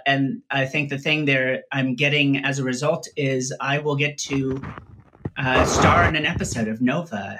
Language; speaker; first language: English; native; English